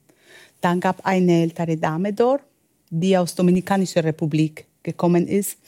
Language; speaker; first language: German; non-native, learner; Spanish